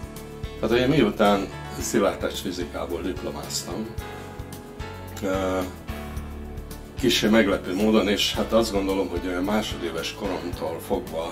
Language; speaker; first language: Hungarian; native; Hungarian